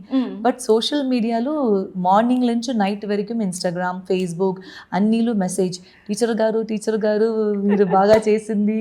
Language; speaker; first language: Telugu; non-native, learner; Malayalam